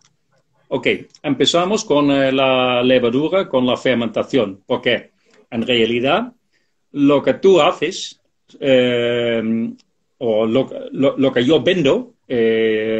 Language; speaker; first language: Spanish; non-native, fluent; Dutch